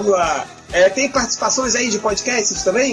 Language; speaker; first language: Portuguese; native; Portuguese